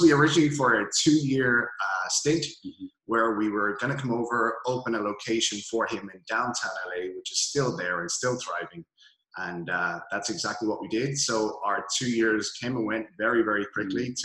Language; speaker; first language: English; native; English